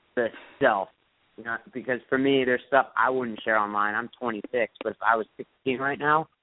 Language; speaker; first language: English; native; English